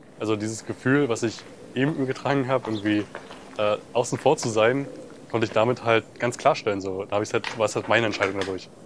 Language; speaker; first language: German; native; German